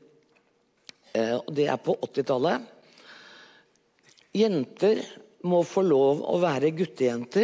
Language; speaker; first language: Norwegian; native; Norwegian